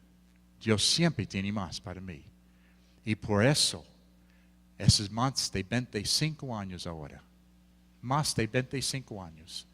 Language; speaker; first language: Spanish; non-native, fluent; English